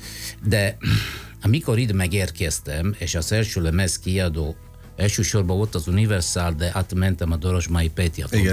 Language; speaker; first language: Hungarian; non-native, fluent; Italian